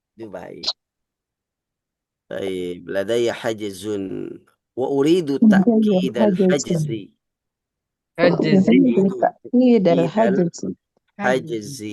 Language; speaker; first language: Arabic; non-native, fluent; Indonesian